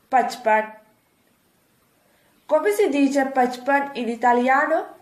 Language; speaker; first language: Italian; non-native, fluent; Urdu